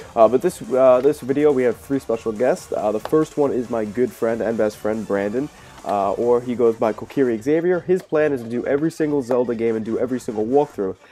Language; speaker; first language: English; native; English